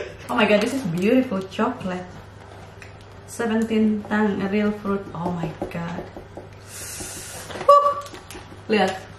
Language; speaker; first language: English; non-native, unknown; Indonesian